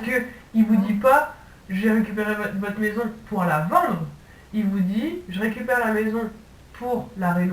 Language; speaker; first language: French; native; French